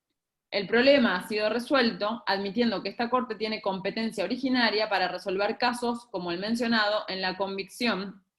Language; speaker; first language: Spanish; native; Spanish